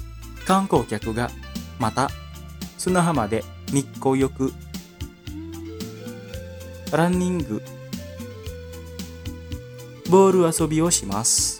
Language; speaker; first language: Japanese; non-native, fluent; Indonesian